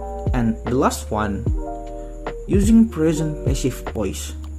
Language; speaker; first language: English; non-native, learner; Indonesian